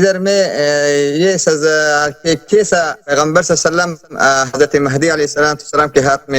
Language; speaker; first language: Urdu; non-native, learner; Persian